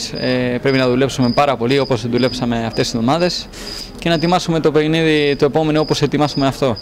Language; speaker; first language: Greek; non-native, fluent; Spanish